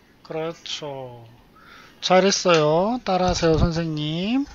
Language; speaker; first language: Korean; native; Korean